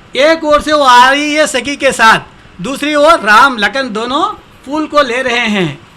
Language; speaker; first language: Hindi; non-native, local second language; Tamil